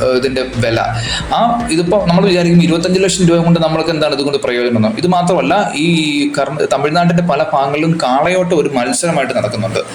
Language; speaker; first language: Malayalam; native; Malayalam